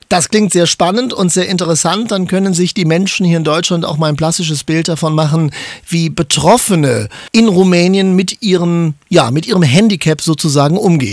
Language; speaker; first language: German; native; German